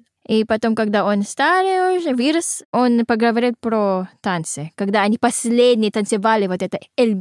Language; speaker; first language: Russian; non-native, learner; Filipino